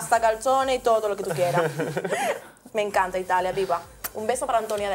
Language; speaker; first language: Spanish; native; Spanish